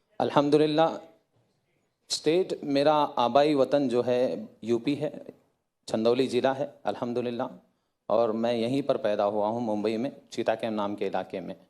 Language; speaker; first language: Hindi; native; Hindi